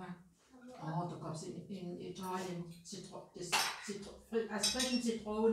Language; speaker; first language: German; native; German